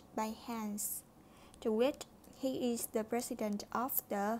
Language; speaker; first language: English; non-native, fluent; Vietnamese